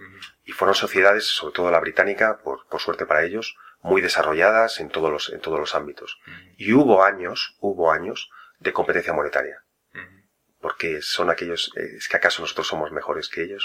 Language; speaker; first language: Spanish; native; Spanish